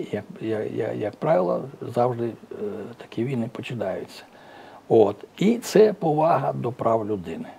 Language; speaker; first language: Ukrainian; native; Ukrainian